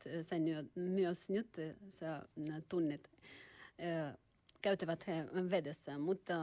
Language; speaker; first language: Finnish; non-native, learner; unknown